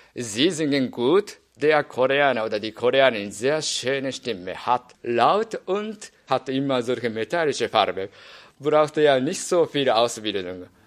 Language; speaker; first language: German; non-native, fluent; Japanese